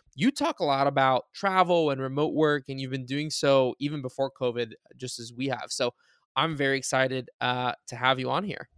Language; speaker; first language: English; early bilingual, other home language; Bulgarian